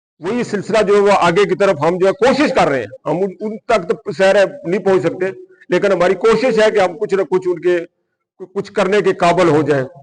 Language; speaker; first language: Urdu; non-native, local second language; Punjabi